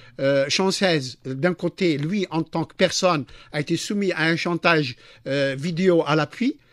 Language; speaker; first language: French; non-native, local second language; Arabic